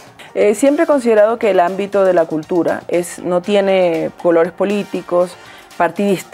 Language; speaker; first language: Spanish; native; Spanish